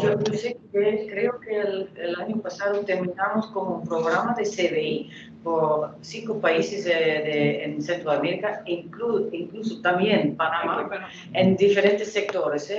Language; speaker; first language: Spanish; non-native, fluent; Dutch